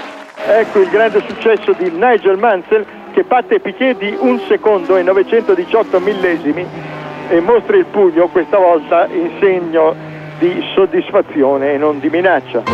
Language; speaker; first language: Italian; native; Italian